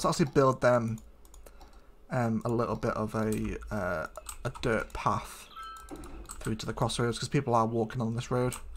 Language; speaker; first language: English; native; English